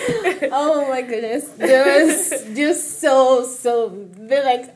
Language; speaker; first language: English; non-native, local second language; Yoruba